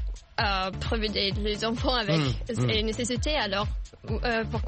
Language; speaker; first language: French; non-native, learner; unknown